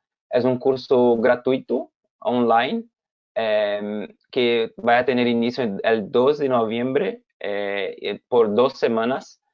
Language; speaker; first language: Spanish; non-native, fluent; Portuguese